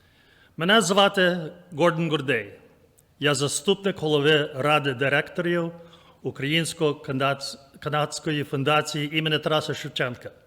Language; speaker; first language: Ukrainian; early bilingual, heritage; English